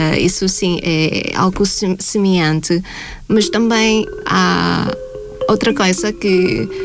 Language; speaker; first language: Portuguese; non-native, fluent; Thai